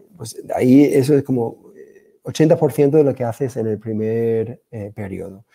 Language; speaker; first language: Spanish; non-native, fluent; English